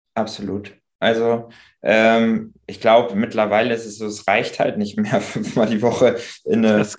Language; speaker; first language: German; native; German